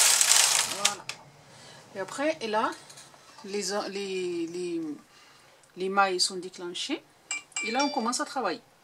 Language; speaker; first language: French; non-native, local second language; Arabic